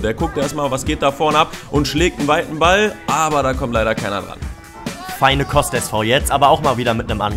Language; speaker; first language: German; native; German